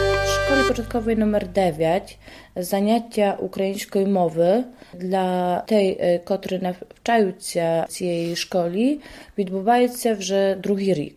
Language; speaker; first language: Polish; non-native, local second language; Ukrainian